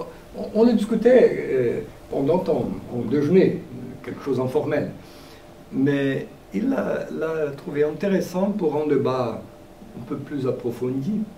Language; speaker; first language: French; non-native, fluent; Portuguese